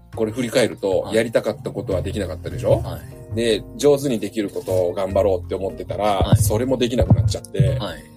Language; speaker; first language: Japanese; native; Japanese